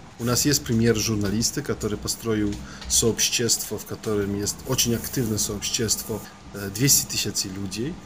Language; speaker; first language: Russian; non-native, learner; Polish